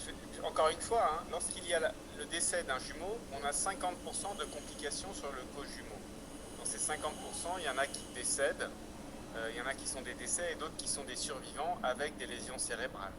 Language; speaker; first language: French; native; French